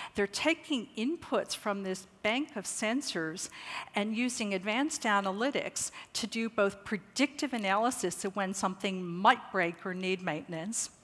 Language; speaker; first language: English; native; English